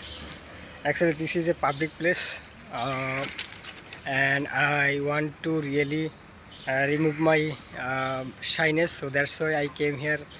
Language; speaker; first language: English; non-native, learner; Bangla